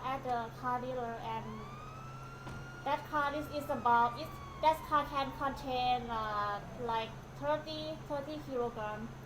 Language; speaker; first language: English; non-native, learner; Thai